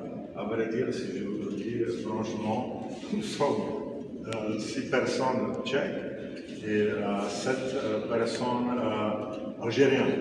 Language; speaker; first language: French; non-native, fluent; Czech